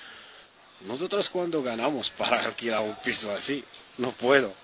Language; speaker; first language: Spanish; non-native, learner; Arabic